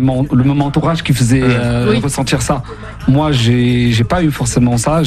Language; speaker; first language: French; non-native, local second language; Ngazidja Comorian